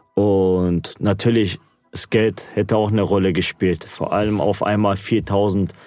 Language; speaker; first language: German; non-native, local second language; Turkish